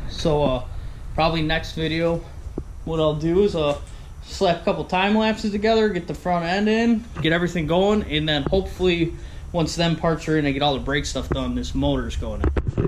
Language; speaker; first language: English; native; English